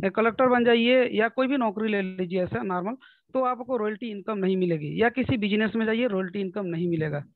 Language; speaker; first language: Hindi; native; Hindi